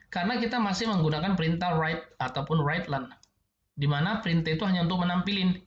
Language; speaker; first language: Indonesian; native; Indonesian